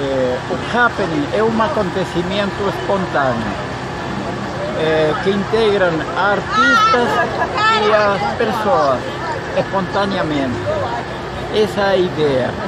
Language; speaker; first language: Portuguese; non-native, fluent; Spanish